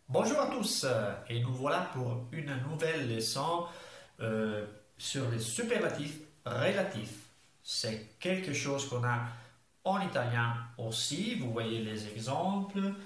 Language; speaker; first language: French; non-native, fluent; Italian